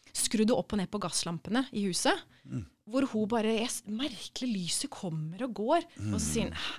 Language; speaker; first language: Norwegian; native; Norwegian